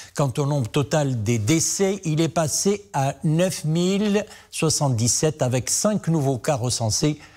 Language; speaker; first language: French; non-native, local second language; Arabic